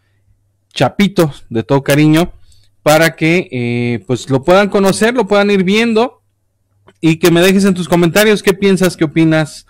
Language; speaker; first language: Spanish; native; Spanish